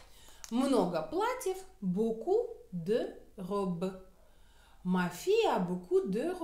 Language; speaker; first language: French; non-native, fluent; Russian